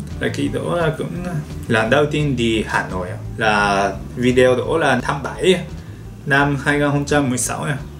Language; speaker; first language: Vietnamese; non-native, learner; Japanese